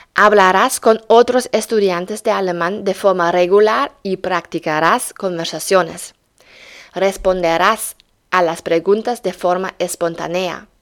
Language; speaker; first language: Spanish; non-native, fluent; German